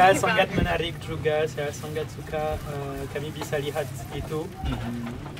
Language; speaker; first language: Indonesian; non-native, learner; French